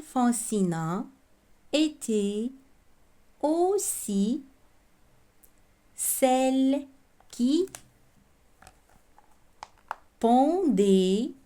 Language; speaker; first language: French; non-native, local second language; Arabic